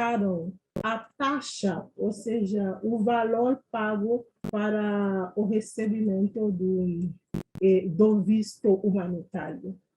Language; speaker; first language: Portuguese; non-native, fluent; Haitian Creole